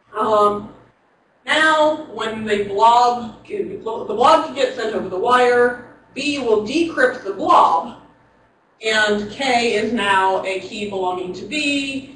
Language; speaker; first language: English; native; English